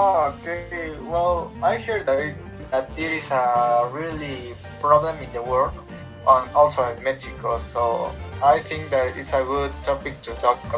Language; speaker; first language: English; non-native, learner; Spanish